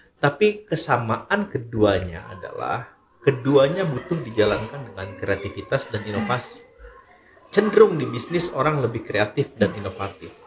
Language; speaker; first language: Indonesian; native; Indonesian